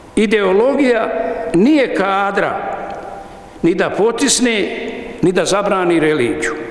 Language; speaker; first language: Bosnian; native; Bosnian